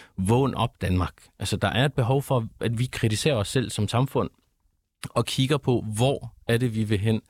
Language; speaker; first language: Danish; early bilingual, other home language; Arabic